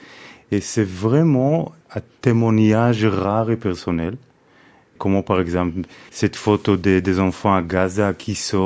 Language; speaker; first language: French; non-native, fluent; Hebrew